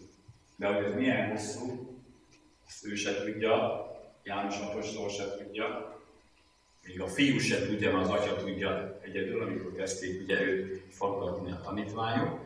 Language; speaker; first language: Hungarian; native; Hungarian